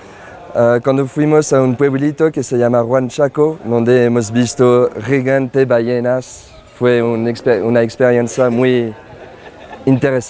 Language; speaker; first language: Spanish; non-native, learner; French